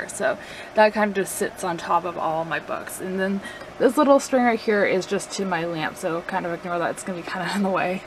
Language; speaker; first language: English; native; English